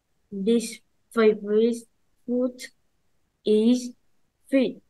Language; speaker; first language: English; non-native, learner; Vietnamese